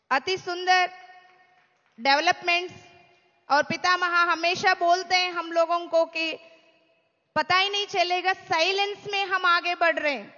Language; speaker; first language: Hindi; non-native, local second language; Telugu